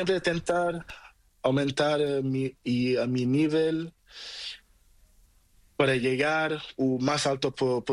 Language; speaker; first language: Spanish; non-native, learner; Portuguese